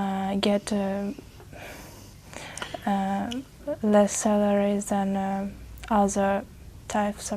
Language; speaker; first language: English; non-native, learner; Uzbek